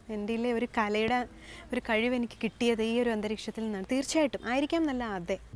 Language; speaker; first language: Malayalam; native; Malayalam